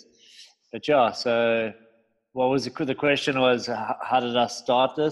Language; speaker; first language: English; native; English